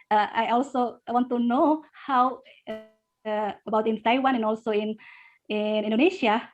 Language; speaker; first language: English; non-native, learner; Indonesian